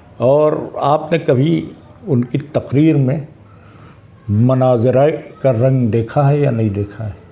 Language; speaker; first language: Urdu; native; Urdu